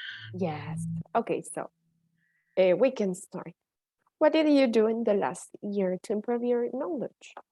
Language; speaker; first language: English; non-native, fluent; Spanish